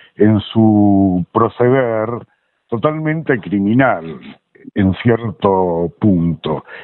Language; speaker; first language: Spanish; native; Spanish